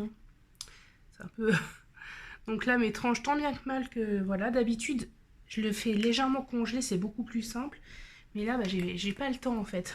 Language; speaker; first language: French; native; French